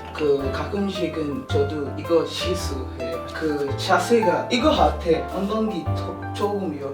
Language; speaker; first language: Korean; non-native, learner; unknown